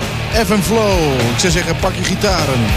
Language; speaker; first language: Dutch; native; Dutch